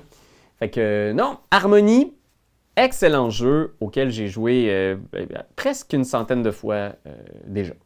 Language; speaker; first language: French; native; French